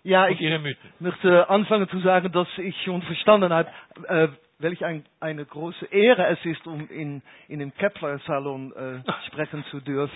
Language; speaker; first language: German; non-native, fluent; Dutch